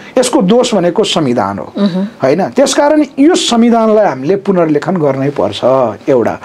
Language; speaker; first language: Nepali; native; Nepali